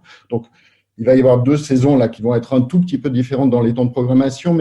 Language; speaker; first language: French; native; French